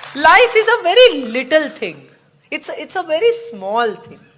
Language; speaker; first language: English; non-native, local second language; Gujarati